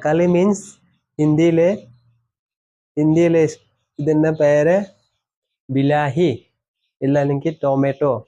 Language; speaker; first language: Malayalam; non-native, learner; Assamese